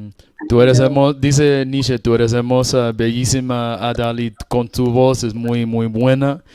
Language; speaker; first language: Spanish; non-native, learner; English